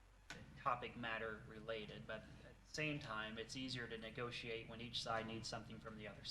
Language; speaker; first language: English; native; English